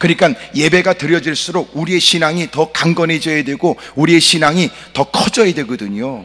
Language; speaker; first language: Korean; native; Korean